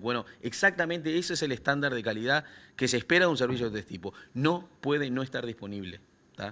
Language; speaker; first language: Spanish; native; Spanish